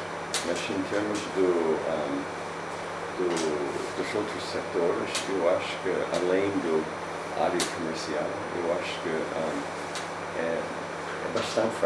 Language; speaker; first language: Portuguese; non-native, fluent; English